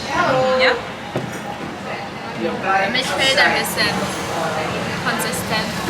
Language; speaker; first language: German; non-native, fluent; Korean